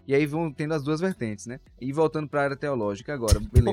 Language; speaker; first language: Portuguese; native; Portuguese